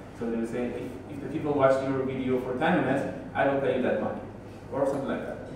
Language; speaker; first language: English; non-native, fluent; Persian